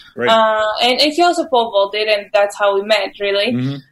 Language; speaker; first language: English; non-native, fluent; Greek